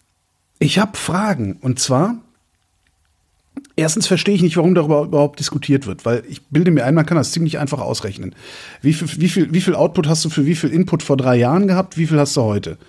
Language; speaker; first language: German; native; German